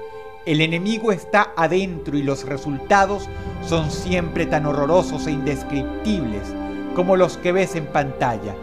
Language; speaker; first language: Spanish; native; Spanish